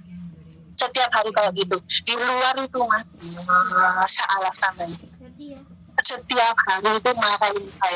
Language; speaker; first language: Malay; non-native, local second language; Javanese